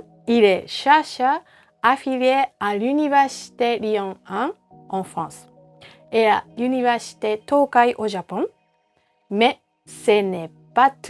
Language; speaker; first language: French; non-native, fluent; Japanese